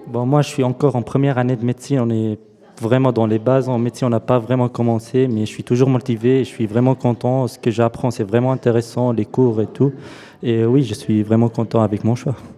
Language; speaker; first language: French; non-native, fluent; Arabic